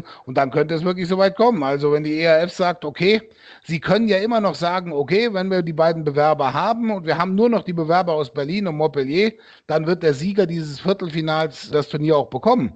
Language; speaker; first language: German; native; German